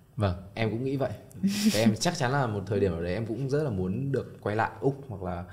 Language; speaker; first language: Vietnamese; native; Vietnamese